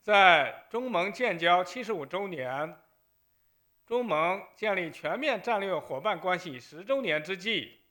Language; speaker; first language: Chinese; native; Chinese